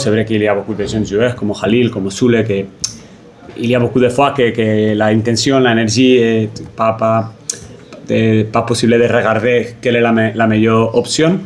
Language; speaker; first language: French; non-native, fluent; Spanish